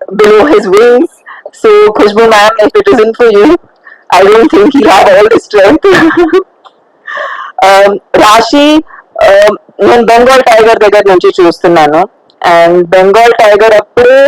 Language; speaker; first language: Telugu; non-native, fluent; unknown